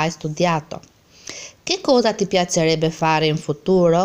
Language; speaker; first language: Italian; non-native, fluent; Albanian